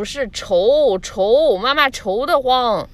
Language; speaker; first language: Chinese; native; Chinese